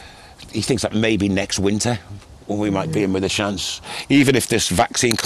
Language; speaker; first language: English; native; English